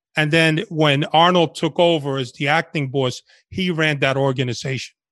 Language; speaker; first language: English; early bilingual, other home language; Spanish